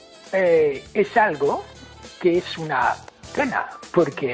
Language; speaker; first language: Spanish; non-native, fluent; English